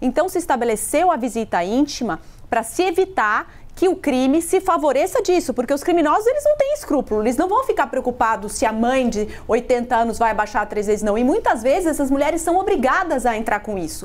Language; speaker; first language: Portuguese; native; Portuguese